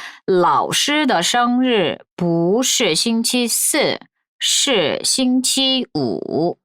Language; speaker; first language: Chinese; non-native, fluent; Korean